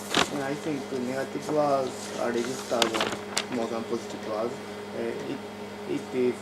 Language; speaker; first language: English; non-native, learner; Japanese